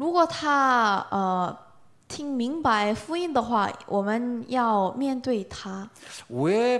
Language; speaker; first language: Chinese; non-native, learner; Korean